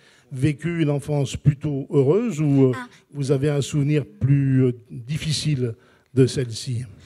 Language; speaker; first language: French; native; French